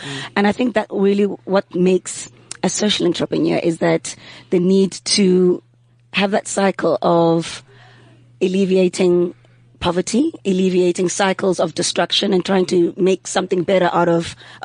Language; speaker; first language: English; non-native, local second language; Xhosa